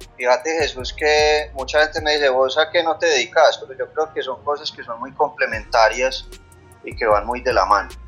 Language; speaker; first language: Spanish; native; Spanish